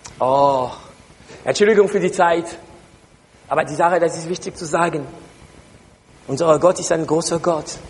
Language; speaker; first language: German; non-native, learner; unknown